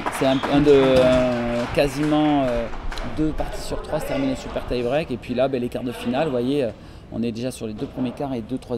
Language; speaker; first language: French; native; French